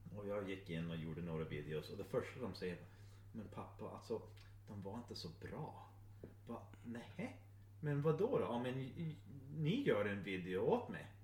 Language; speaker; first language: Swedish; non-native, fluent; English